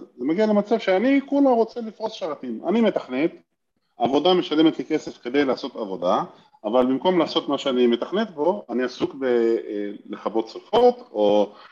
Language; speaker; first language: Hebrew; native; Hebrew